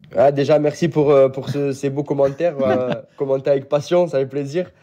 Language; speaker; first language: French; native; French